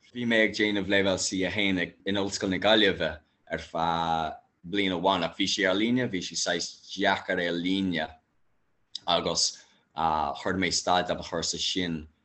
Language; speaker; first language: Irish; non-native, local second language; English